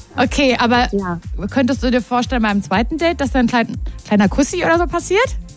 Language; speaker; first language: German; native; German